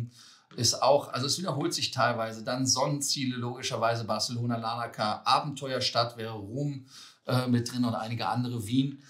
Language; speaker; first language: German; native; German